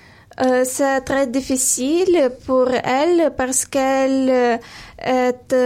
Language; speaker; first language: French; non-native, fluent; Ukrainian